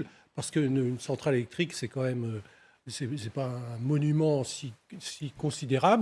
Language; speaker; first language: French; native; French